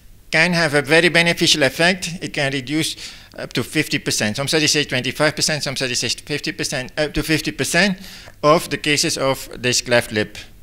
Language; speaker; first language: English; non-native, fluent; Dutch